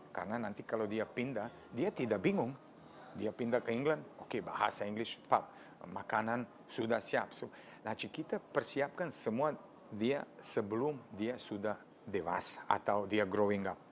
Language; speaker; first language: Indonesian; non-native, fluent; Serbian